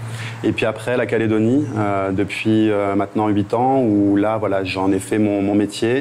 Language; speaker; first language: French; native; French